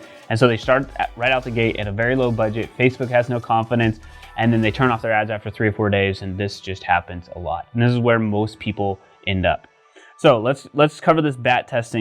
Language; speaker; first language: English; native; English